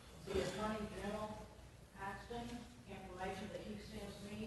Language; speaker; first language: English; native; English